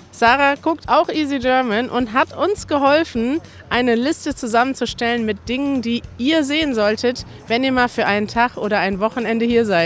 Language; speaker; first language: German; native; German